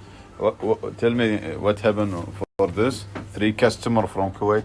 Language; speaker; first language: English; non-native, learner; Arabic